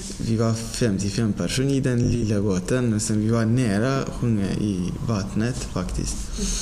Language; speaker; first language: Swedish; non-native, fluent; Persian